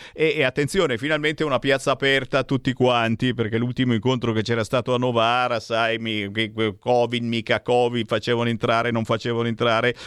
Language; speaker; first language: Italian; native; Italian